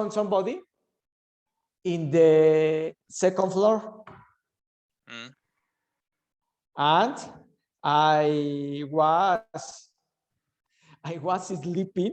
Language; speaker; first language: English; non-native, learner; Spanish